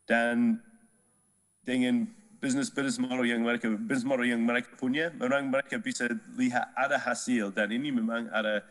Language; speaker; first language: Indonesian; non-native, fluent; English